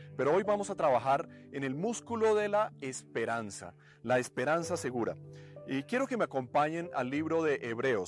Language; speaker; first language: Spanish; native; Spanish